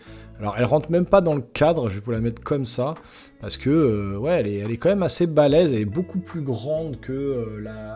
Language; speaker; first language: French; native; French